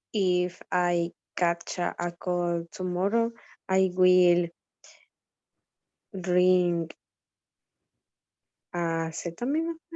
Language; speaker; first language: English; non-native, learner; Spanish